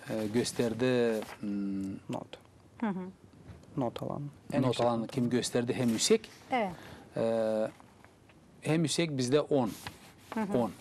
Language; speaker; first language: Turkish; non-native, learner; Gagauz